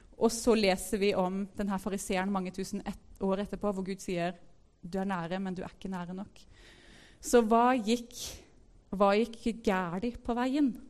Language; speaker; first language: Norwegian; native; Norwegian